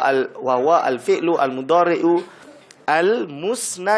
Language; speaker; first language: Arabic; non-native, fluent; Malay